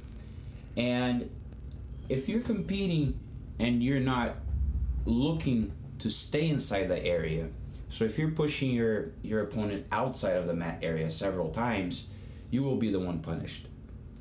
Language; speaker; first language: English; non-native, fluent; Portuguese